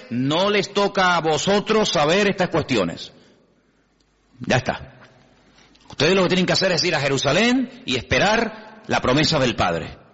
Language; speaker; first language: Spanish; native; Spanish